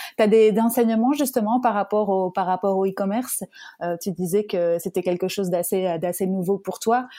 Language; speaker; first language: French; native; French